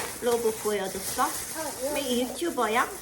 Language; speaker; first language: Korean; native; Korean